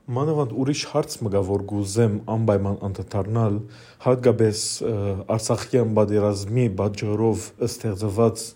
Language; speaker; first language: Armenian; early bilingual, heritage; Armenian